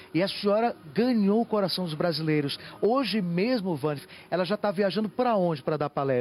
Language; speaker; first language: Portuguese; native; Portuguese